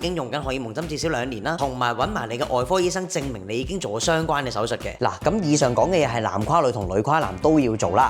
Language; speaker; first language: Cantonese; native; Cantonese